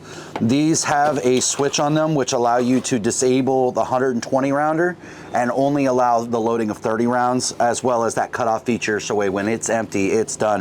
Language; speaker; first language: English; native; English